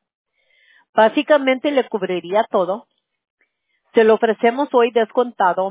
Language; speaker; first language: Spanish; early bilingual, heritage; Spanish